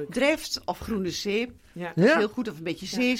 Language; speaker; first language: Dutch; native; Dutch